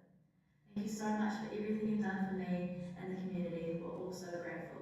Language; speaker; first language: English; native; English